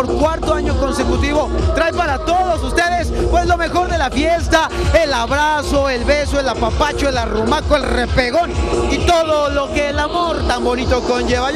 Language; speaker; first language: Spanish; native; Spanish